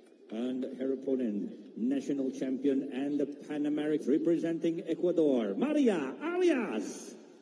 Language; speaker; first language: English; non-native, fluent; Italian